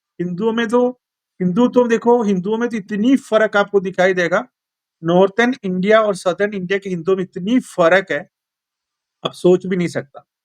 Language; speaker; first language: Hindi; non-native, local second language; Malayalam